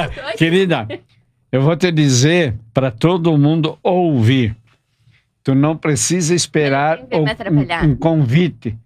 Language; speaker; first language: Portuguese; native; Portuguese